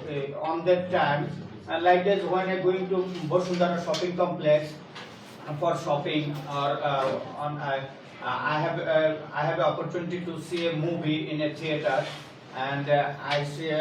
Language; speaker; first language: English; non-native, learner; Bangla